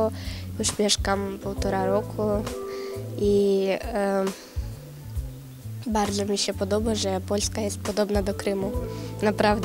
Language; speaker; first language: Polish; non-native, learner; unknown